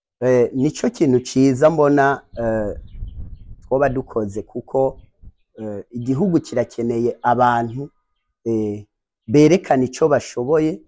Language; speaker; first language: Rundi; native; Rundi